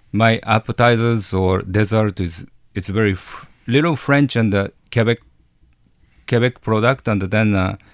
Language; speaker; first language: English; non-native, learner; Japanese